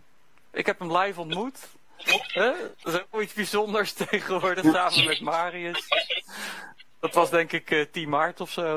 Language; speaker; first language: Dutch; native; Dutch